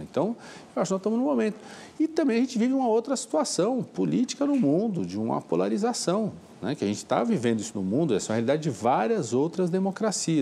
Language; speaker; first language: Portuguese; native; Portuguese